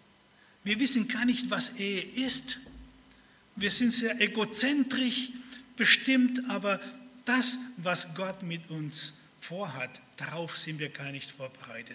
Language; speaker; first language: German; early bilingual, other home language; Spanish